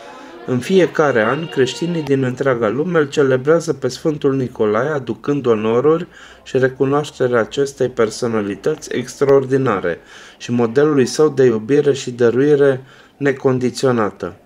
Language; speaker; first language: Romanian; native; Romanian